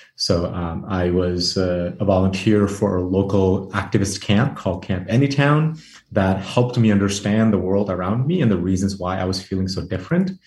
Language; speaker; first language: English; early bilingual, other home language; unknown